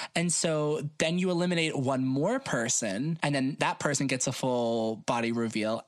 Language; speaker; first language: English; native; English